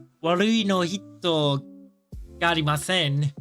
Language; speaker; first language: Japanese; non-native, learner; English